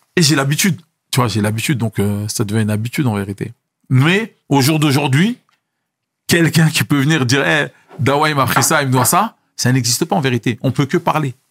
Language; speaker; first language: French; early bilingual, other home language; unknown